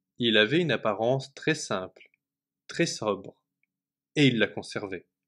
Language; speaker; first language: French; native; French